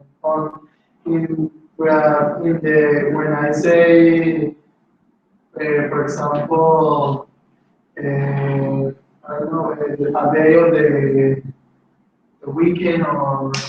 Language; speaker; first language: English; non-native, learner; Spanish